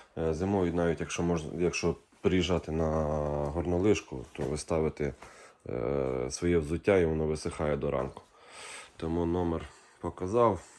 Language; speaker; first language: Ukrainian; non-native, local second language; Russian